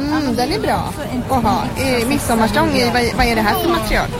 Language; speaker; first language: Swedish; native; Swedish